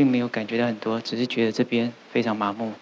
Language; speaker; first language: Chinese; native; Chinese